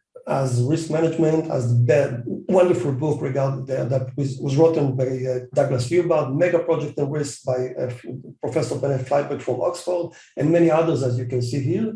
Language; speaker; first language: English; non-native, fluent; Hebrew